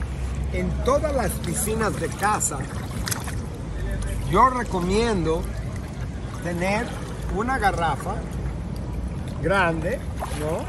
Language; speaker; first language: Spanish; non-native, fluent; English